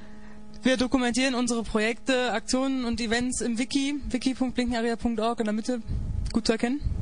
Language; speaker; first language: German; native; German